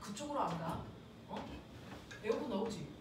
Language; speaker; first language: Korean; native; Korean